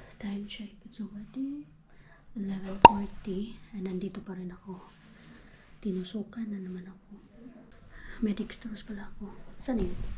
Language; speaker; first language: Filipino; native; Filipino